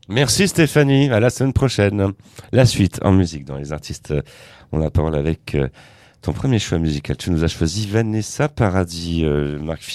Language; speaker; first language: French; native; French